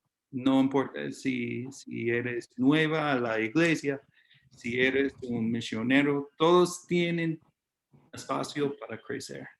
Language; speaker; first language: Spanish; non-native, fluent; English